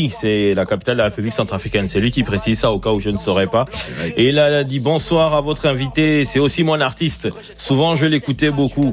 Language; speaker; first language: French; native; French